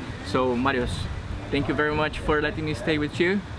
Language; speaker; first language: English; non-native, fluent; Portuguese